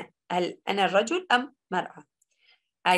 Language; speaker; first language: Arabic; non-native, learner; Turkish